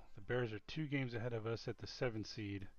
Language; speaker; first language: English; native; English